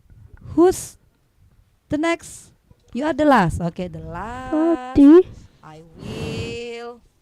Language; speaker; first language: English; non-native, learner; Indonesian